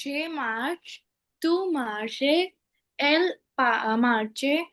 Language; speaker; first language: French; non-native, learner; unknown